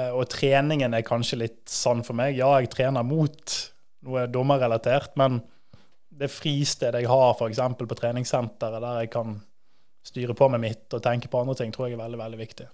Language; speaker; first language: Norwegian; native; Norwegian